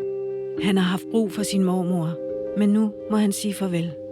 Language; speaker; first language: Danish; native; Danish